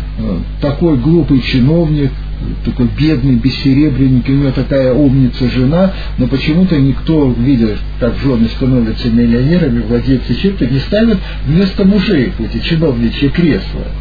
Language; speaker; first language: Russian; native; Russian